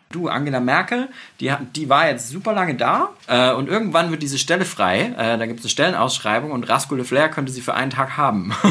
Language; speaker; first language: German; native; German